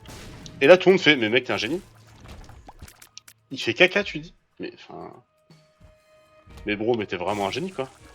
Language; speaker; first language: French; native; French